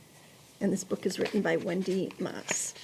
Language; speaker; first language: English; native; English